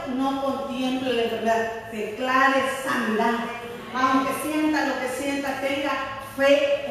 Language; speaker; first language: Spanish; native; Spanish